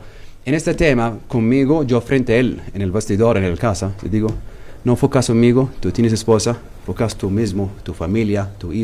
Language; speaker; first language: Spanish; non-native, learner; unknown